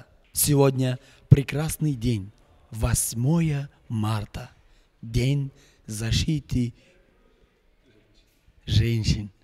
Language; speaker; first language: Russian; non-native, local second language; Uzbek